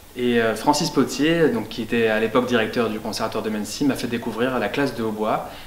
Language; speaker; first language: French; native; French